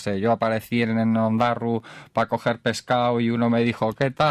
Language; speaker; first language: Spanish; native; Spanish